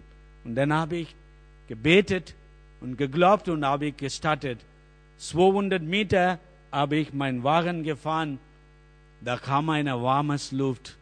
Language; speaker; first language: German; non-native, learner; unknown